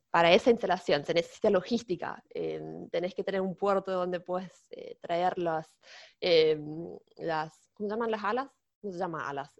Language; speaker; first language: Spanish; non-native, fluent; German